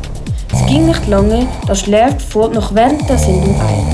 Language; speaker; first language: German; native; German